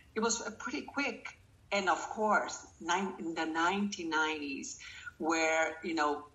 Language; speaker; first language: English; non-native, fluent; Portuguese